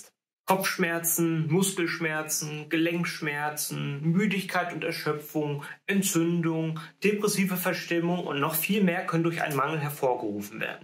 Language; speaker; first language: German; native; German